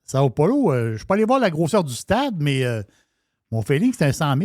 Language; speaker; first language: French; native; French